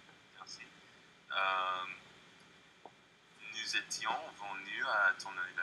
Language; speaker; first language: French; non-native, learner; English